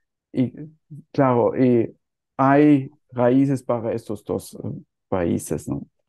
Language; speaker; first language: Spanish; non-native, fluent; German